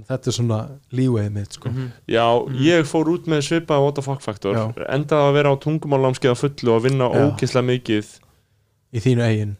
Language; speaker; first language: Icelandic; early bilingual, other home language; Portuguese